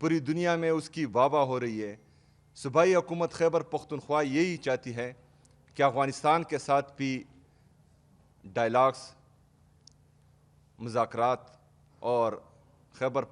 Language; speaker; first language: Urdu; non-native, local second language; Pashto